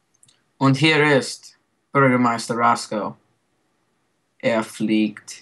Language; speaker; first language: German; non-native, learner; English